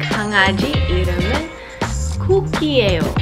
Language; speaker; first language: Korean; non-native, learner; Filipino